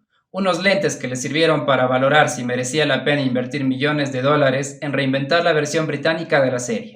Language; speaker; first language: Spanish; native; Spanish